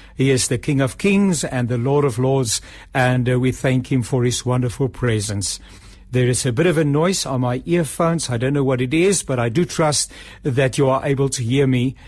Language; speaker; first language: English; non-native, local second language; Afrikaans